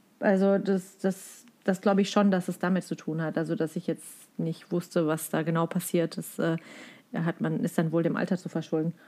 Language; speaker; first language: German; native; German